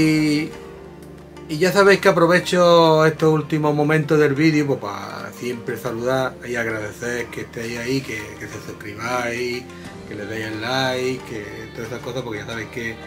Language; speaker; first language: Spanish; native; Spanish